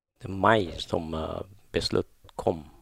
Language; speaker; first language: Swedish; non-native, learner; Thai